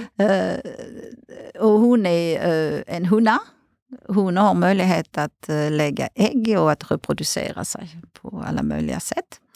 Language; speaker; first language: Swedish; non-native, fluent; French